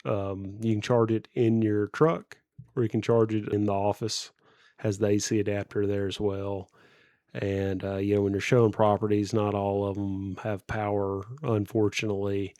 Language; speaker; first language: English; native; English